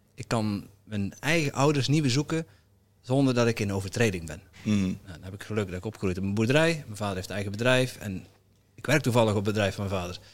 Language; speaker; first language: Dutch; native; Dutch